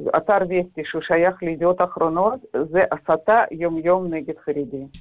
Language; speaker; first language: Hebrew; non-native, fluent; Russian